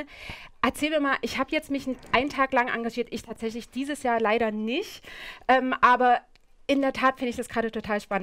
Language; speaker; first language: German; native; German